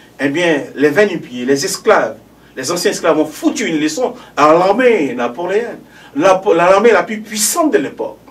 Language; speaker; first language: French; non-native, local second language; Haitian Creole